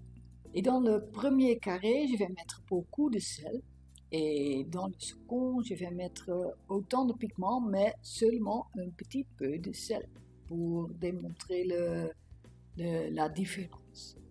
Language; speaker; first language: French; non-native, learner; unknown